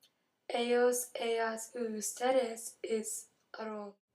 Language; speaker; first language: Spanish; non-native, learner; English